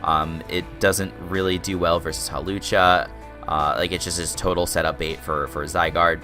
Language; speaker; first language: English; native; English